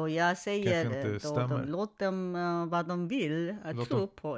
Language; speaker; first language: Swedish; non-native, fluent; Korean